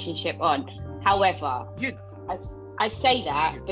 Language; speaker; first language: English; native; English